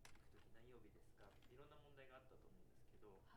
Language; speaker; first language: Japanese; native; Japanese